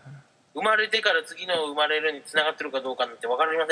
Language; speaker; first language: Japanese; native; Japanese